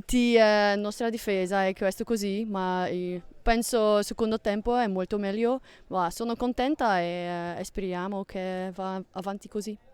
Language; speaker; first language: Italian; non-native, learner; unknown